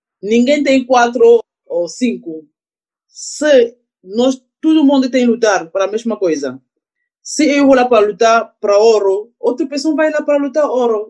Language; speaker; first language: Portuguese; non-native, learner; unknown